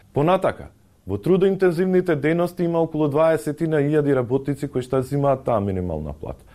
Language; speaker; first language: Macedonian; native; Macedonian